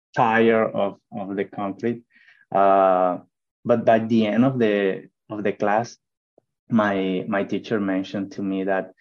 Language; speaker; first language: English; non-native, fluent; Spanish